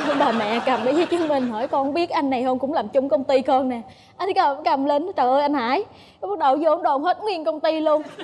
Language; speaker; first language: Vietnamese; native; Vietnamese